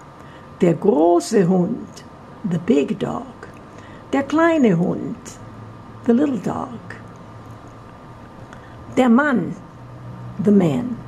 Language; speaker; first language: German; non-native, fluent; Portuguese